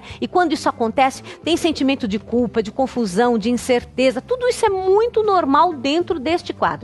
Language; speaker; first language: Portuguese; native; Portuguese